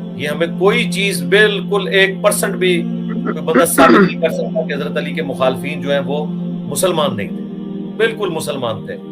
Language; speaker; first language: Urdu; non-native, local second language; Punjabi